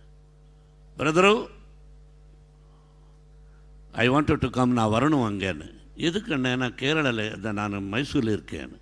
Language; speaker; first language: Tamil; non-native, learner; Telugu